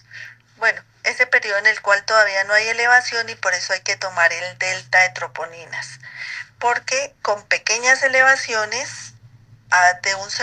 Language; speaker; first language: Spanish; native; Spanish